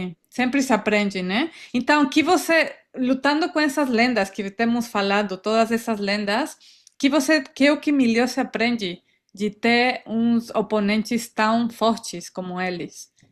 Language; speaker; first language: Portuguese; non-native, fluent; Spanish